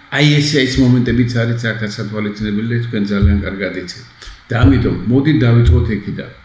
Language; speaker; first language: Georgian; native; Georgian